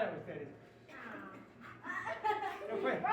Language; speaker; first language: Spanish; non-native, learner; English